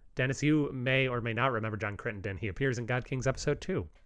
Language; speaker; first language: English; native; English